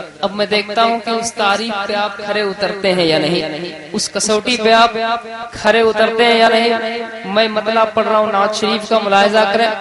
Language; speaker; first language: Urdu; native; Urdu